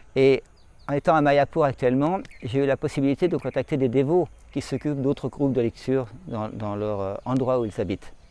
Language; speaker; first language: French; native; French